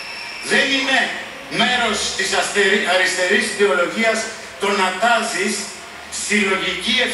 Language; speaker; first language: Greek; native; Greek